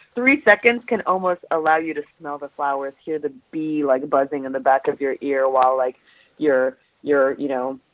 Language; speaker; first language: English; early bilingual, other home language; Polish